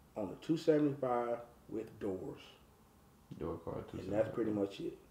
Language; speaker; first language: English; native; English